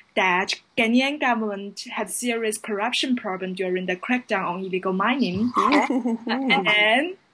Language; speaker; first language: English; non-native, fluent; Chinese